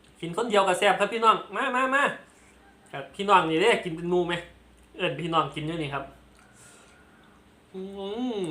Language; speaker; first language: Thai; non-native, local second language; Lao